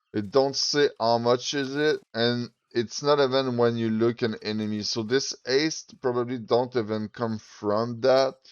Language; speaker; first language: English; non-native, fluent; French